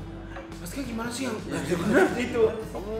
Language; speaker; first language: Indonesian; non-native, fluent; Japanese